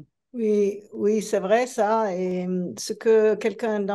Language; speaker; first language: French; non-native, fluent; Italian